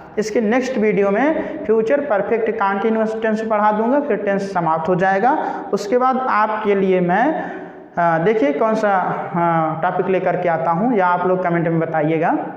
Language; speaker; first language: Hindi; native; Hindi